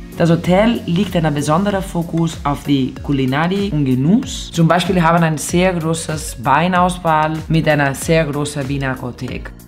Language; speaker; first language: German; non-native, learner; Catalan